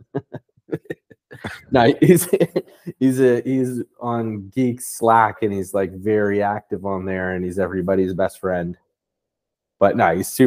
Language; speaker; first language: English; native; English